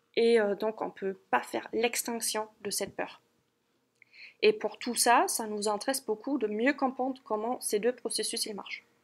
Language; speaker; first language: French; non-native, fluent; German